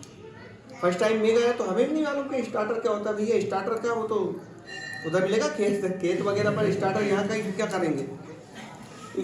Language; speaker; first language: Hindi; native; Hindi